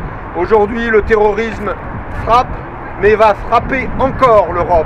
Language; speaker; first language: French; native; French